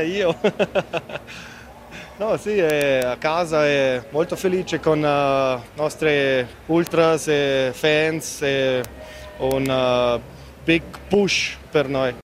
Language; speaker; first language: Italian; non-native, learner; German